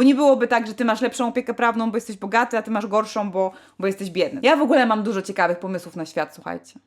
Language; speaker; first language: Polish; native; Polish